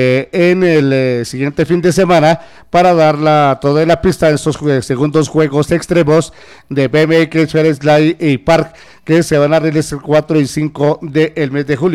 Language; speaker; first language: Spanish; native; Spanish